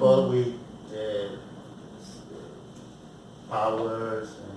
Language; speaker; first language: English; non-native, learner; Spanish